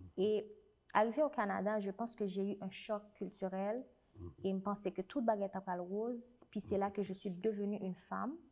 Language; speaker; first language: French; non-native, local second language; Haitian Creole